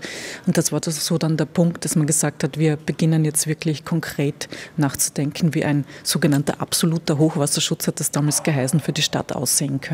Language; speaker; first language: German; native; German